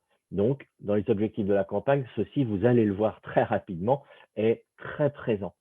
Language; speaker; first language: French; native; French